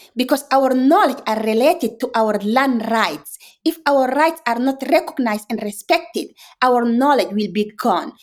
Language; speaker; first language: English; non-native, fluent; Fula